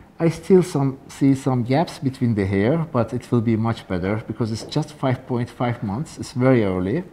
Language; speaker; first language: English; non-native, learner; Turkish